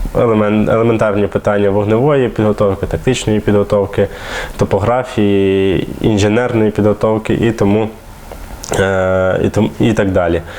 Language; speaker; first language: Ukrainian; native; Ukrainian